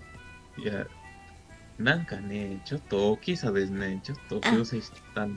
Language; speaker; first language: Japanese; non-native, learner; Spanish